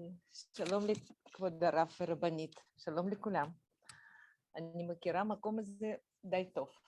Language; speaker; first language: Hebrew; non-native, fluent; Russian